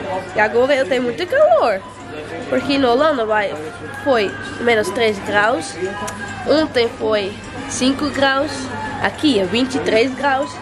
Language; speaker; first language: Portuguese; non-native, learner; Dutch